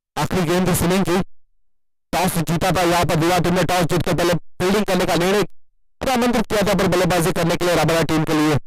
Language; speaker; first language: Hindi; non-native, local second language; Marathi